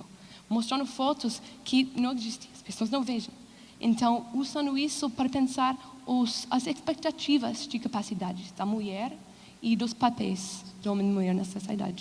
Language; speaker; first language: Portuguese; non-native, fluent; English